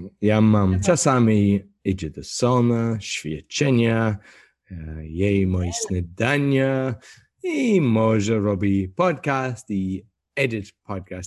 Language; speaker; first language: Polish; non-native, learner; English